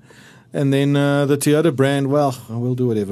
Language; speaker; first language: English; native; English